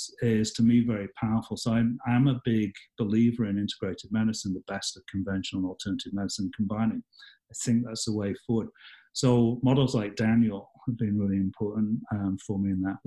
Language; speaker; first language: English; native; English